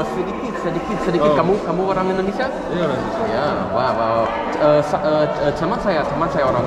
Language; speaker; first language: Indonesian; non-native, learner; English